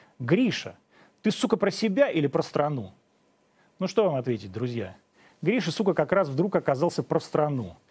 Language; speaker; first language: Russian; native; Russian